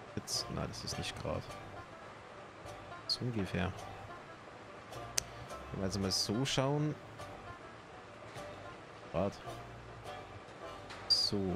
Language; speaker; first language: German; native; German